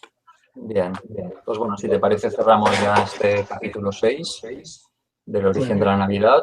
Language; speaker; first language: Spanish; native; Spanish